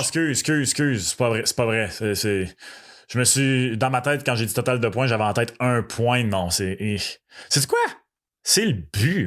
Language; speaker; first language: French; native; French